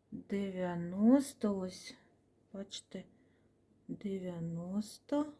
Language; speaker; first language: Ukrainian; non-native, local second language; Russian